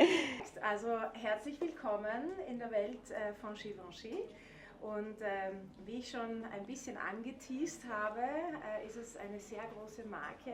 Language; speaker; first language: German; native; German